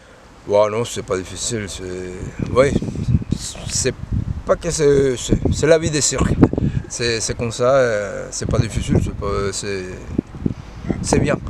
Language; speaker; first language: French; non-native, learner; Spanish